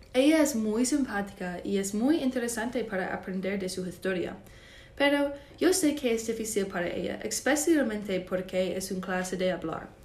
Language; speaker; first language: Spanish; non-native, learner; English